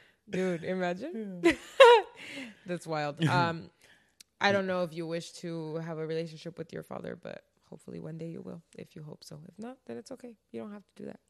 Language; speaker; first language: English; early bilingual, other home language; Spanish